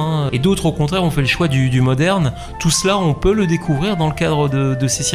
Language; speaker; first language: French; native; French